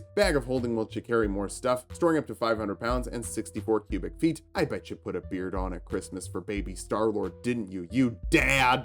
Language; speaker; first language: English; native; English